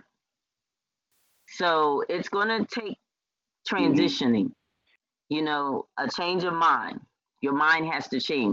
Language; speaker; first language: English; native; English